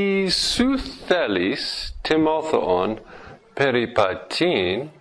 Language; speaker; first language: Greek; non-native, fluent; English